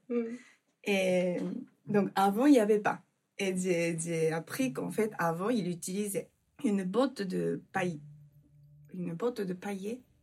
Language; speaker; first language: French; non-native, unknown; Japanese